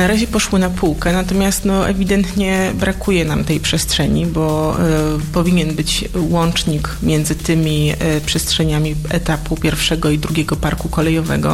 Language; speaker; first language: Polish; native; Polish